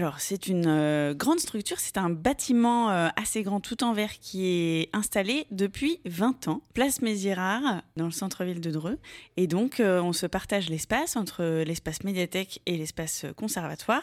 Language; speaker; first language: French; native; French